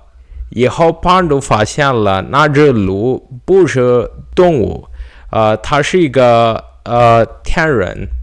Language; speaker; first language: Chinese; non-native, learner; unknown